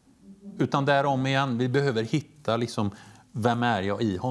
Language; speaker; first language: Swedish; native; Swedish